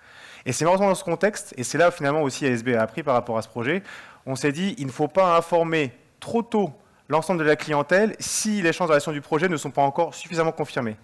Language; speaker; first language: French; native; French